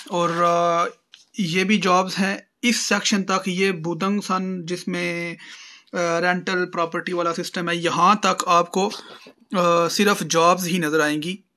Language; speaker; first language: Urdu; non-native, local second language; Punjabi